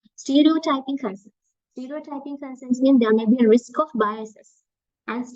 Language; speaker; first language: English; non-native, local second language; Sinhala